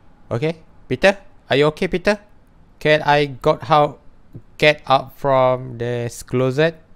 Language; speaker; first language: English; non-native, local second language; Malay